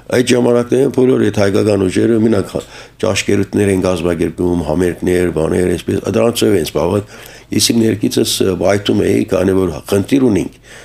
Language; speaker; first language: Armenian; early bilingual, heritage; Armenian